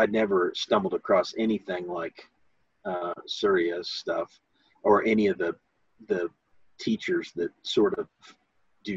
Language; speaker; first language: English; native; English